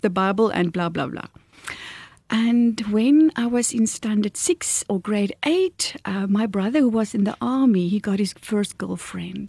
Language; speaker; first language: English; non-native, fluent; Afrikaans